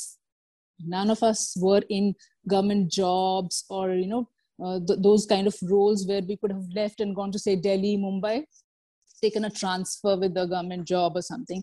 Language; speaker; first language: English; non-native, local second language; Kashmiri